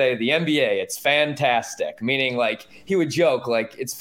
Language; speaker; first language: English; native; English